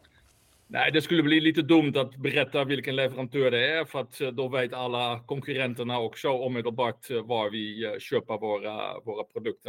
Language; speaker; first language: Swedish; non-native, fluent; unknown